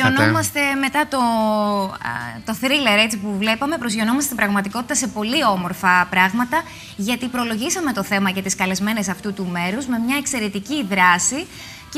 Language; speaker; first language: Greek; native; Greek